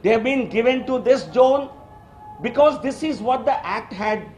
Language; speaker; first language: English; non-native, local second language; Telugu